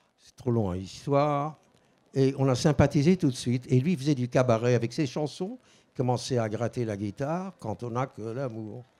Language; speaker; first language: French; early bilingual, other home language; Dutch